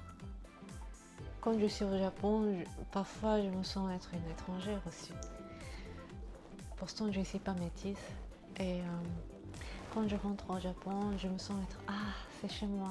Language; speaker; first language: French; non-native, fluent; Japanese